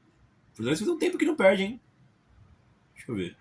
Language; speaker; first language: Portuguese; native; Portuguese